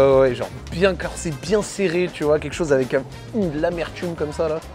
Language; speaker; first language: French; native; French